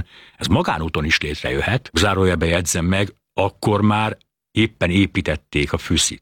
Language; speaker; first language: Hungarian; native; Hungarian